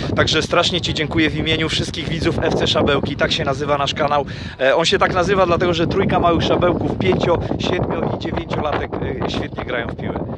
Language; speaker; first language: Polish; native; Polish